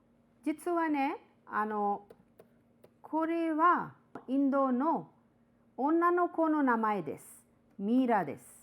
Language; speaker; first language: Japanese; non-native, fluent; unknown